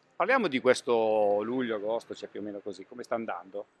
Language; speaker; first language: Italian; native; Italian